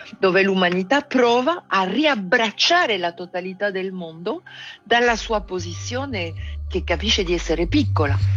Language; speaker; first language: Italian; non-native, fluent; French